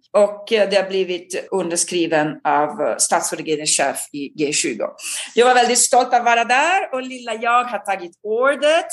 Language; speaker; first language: Swedish; non-native, fluent; Italian